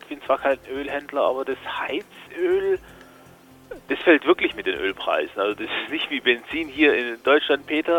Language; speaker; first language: German; native; German